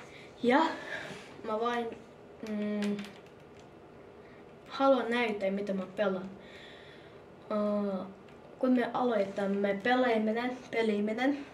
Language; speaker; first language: Finnish; early bilingual, other home language; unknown